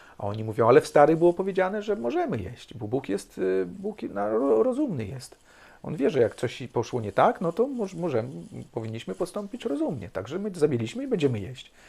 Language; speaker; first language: Polish; early bilingual, heritage; Polish